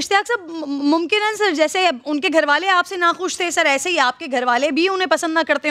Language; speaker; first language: Urdu; native; Urdu